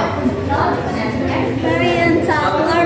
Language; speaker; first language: English; non-native, learner; Indonesian